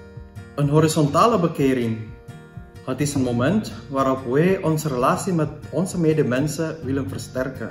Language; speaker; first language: Dutch; non-native, fluent; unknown